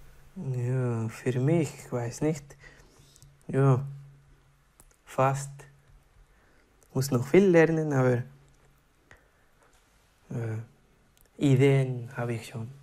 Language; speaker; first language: German; non-native, learner; Spanish